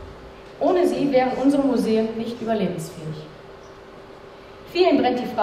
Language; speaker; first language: German; native; German